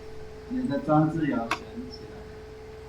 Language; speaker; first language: Chinese; native; Chinese